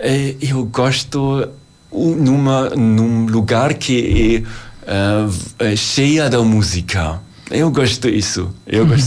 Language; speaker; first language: Portuguese; non-native, learner; German